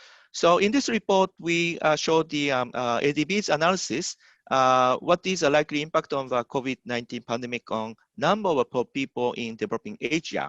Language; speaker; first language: English; non-native, fluent; Japanese